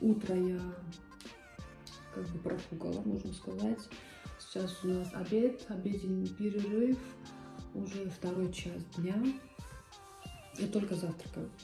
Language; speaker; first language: Russian; native; Russian